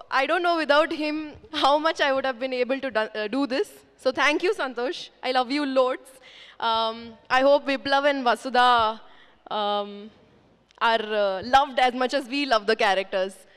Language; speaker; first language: Telugu; non-native, fluent; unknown